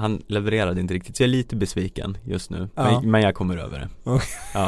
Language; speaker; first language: Swedish; native; Swedish